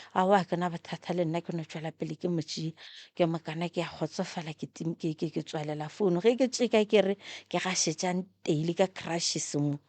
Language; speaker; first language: Northern Sotho; non-native, local second language; Tsonga